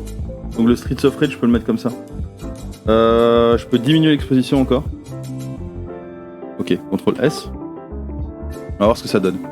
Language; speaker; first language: French; native; French